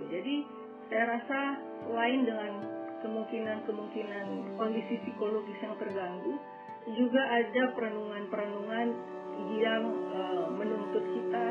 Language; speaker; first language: Indonesian; native; Indonesian